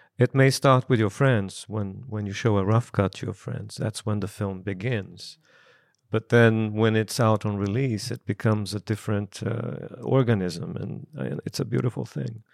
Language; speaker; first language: English; non-native, fluent; Portuguese